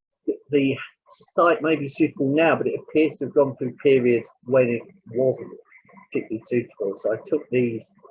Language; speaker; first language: English; native; English